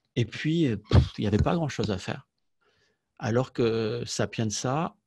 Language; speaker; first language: French; native; French